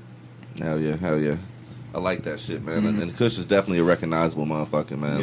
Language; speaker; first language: English; native; English